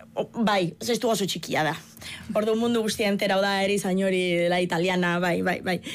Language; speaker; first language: Basque; non-native, fluent; Italian